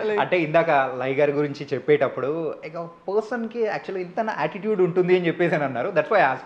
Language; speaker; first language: Telugu; native; Telugu